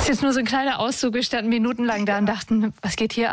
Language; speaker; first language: German; native; German